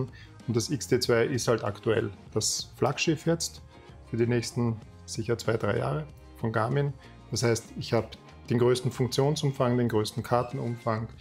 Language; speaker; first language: German; native; German